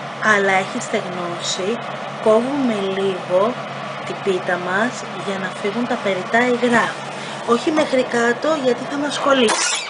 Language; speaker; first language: Greek; native; Greek